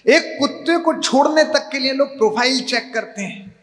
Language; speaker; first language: Hindi; native; Hindi